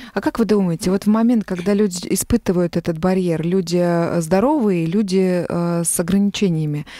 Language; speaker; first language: Russian; native; Russian